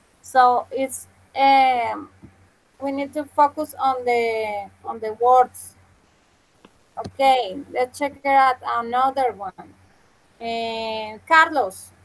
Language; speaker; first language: English; non-native, fluent; Spanish